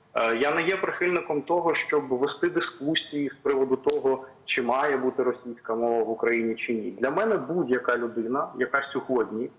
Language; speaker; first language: Ukrainian; non-native, local second language; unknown